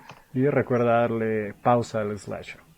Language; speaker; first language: Spanish; native; Spanish